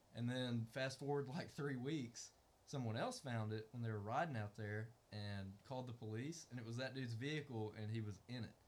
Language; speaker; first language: English; native; English